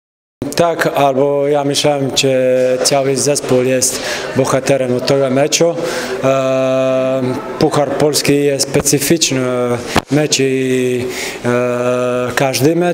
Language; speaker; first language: Polish; non-native, learner; Croatian